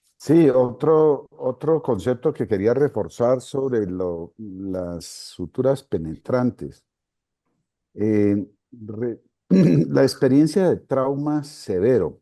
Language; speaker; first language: Spanish; native; Spanish